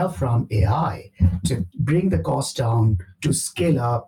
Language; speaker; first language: English; non-native, local second language; Bangla